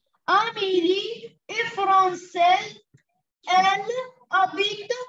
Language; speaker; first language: French; non-native, learner; Arabic